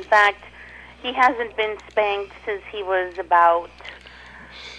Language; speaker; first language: English; non-native, fluent; Spanish